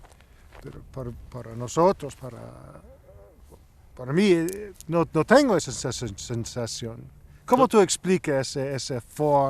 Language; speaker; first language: Spanish; non-native, learner; English